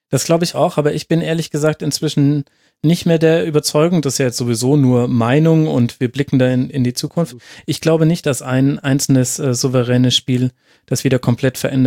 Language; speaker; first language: German; native; German